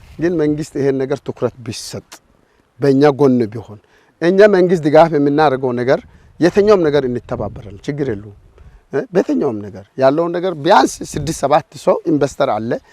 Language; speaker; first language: Amharic; non-native, local second language; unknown